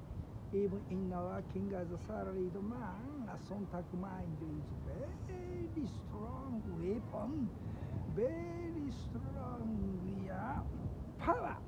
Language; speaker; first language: English; non-native, learner; Japanese